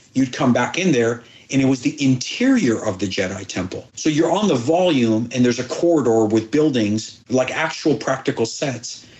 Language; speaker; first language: English; early bilingual, other home language; Persian